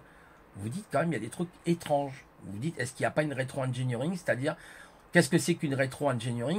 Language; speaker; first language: French; native; French